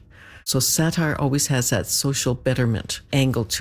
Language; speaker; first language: English; native; English